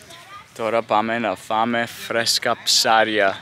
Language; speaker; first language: Greek; early bilingual, heritage; English